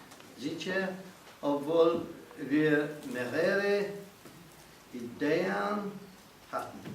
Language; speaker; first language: German; non-native, learner; English